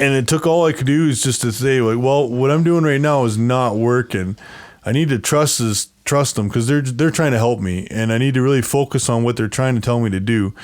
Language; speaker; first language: English; native; English